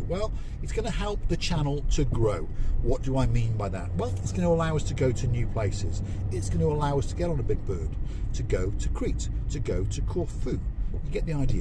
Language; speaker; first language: English; native; English